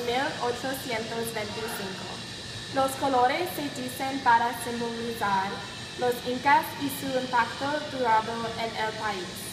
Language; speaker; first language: Spanish; non-native, learner; English